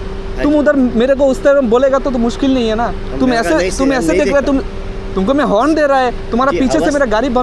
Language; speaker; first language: Hindi; non-native, learner; Bangla